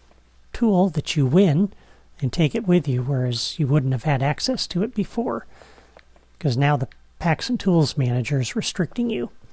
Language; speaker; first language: English; native; English